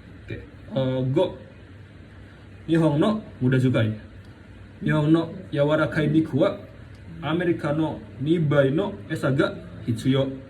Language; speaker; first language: Japanese; non-native, learner; Indonesian